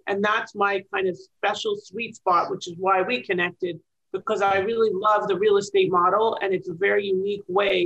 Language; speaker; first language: English; native; English